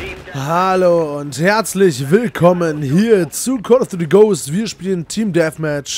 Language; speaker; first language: German; native; German